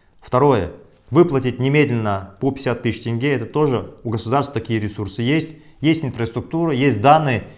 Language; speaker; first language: Russian; non-native, local second language; Kazakh